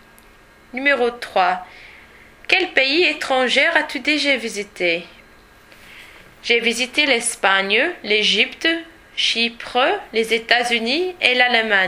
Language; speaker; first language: French; non-native, learner; English